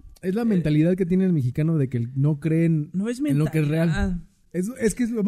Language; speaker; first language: Spanish; native; Spanish